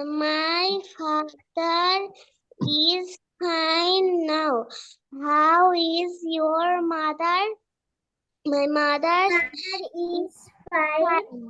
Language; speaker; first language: English; non-native, learner; Bangla